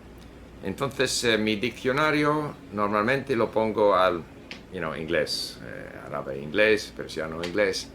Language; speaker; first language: Spanish; non-native, fluent; Swedish